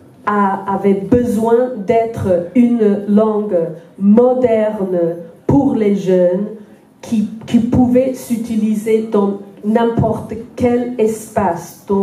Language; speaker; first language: French; non-native, fluent; Welsh